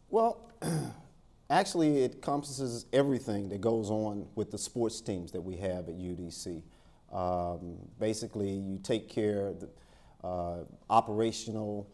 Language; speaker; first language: English; native; English